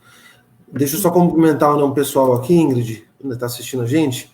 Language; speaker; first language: Portuguese; native; Portuguese